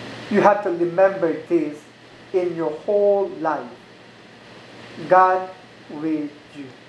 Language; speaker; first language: English; non-native, learner; Korean